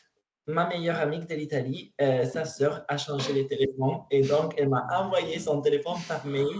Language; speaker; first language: French; non-native, learner; Italian